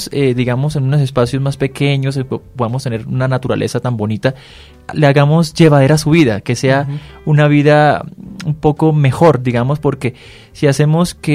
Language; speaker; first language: Spanish; native; Spanish